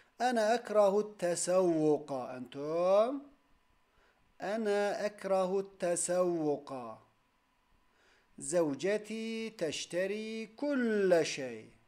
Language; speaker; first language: Arabic; non-native, fluent; Turkish